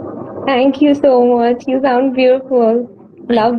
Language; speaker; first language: English; non-native, local second language; Hindi